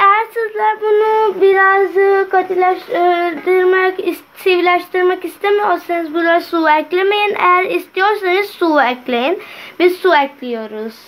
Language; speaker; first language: Turkish; non-native, learner; Urdu